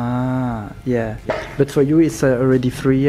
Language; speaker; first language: English; non-native, fluent; French